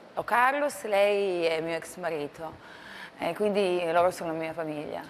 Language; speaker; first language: Italian; non-native, fluent; Croatian